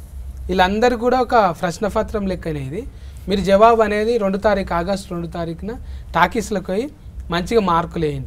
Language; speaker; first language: Telugu; native; Telugu